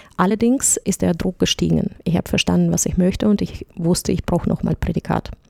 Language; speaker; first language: German; non-native, fluent; Russian